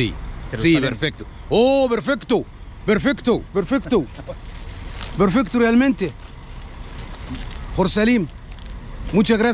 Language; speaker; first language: Spanish; non-native, learner; Arabic